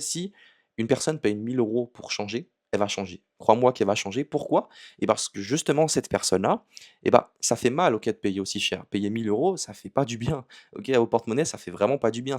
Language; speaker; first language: French; native; French